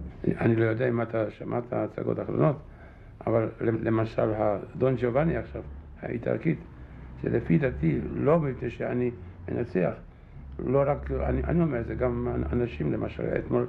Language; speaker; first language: Hebrew; non-native, fluent; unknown